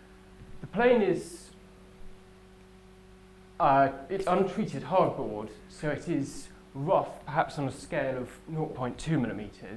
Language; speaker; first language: English; native; English